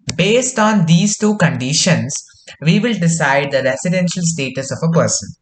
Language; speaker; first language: English; non-native, local second language; Kannada